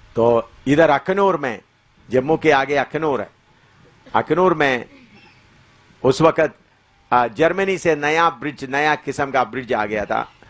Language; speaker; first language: Hindi; non-native, local second language; Malayalam